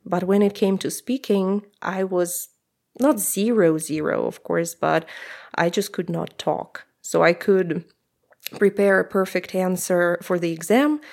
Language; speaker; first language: English; non-native, fluent; Russian